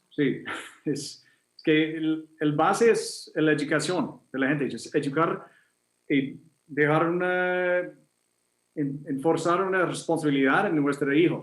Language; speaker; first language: Spanish; non-native, fluent; English